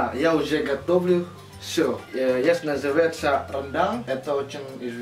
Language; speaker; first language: Russian; non-native, learner; Indonesian